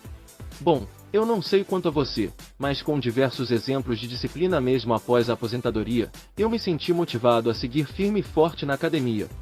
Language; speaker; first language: Portuguese; native; Portuguese